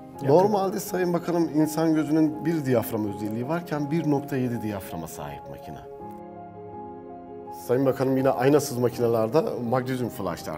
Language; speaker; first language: Turkish; native; Turkish